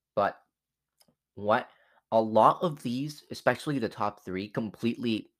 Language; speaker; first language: English; non-native, fluent; Spanish